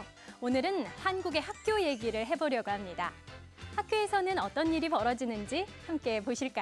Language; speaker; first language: Korean; native; Korean